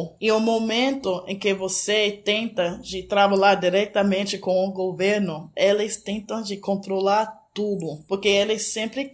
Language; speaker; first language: Portuguese; non-native, fluent; English